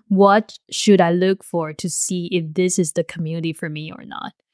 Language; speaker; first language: English; non-native, fluent; Chinese